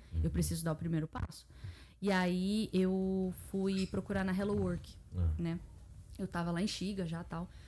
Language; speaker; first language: Portuguese; early bilingual, heritage; Portuguese